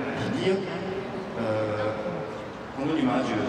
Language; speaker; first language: Korean; non-native, fluent; Japanese